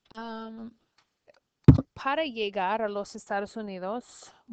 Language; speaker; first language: Spanish; non-native, learner; English